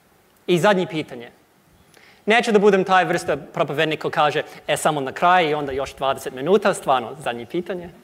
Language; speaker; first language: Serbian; non-native, learner; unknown